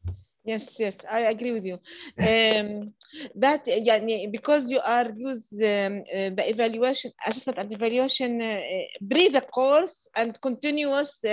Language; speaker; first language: English; non-native, learner; Arabic